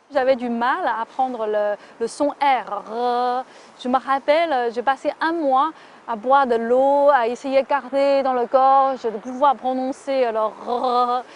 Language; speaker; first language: French; non-native, fluent; Chinese